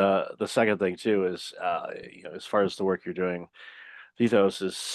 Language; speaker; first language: English; native; English